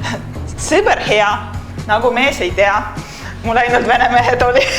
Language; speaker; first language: Estonian; non-native, local second language; Russian